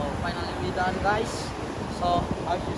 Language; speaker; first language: English; non-native, learner; Indonesian